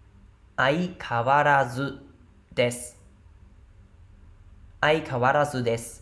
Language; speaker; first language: Japanese; non-native, fluent; Khmer